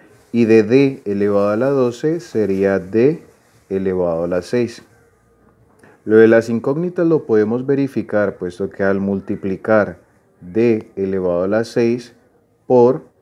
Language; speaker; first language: Spanish; native; Spanish